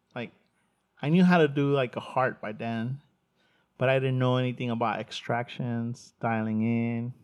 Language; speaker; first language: English; early bilingual, other home language; Spanish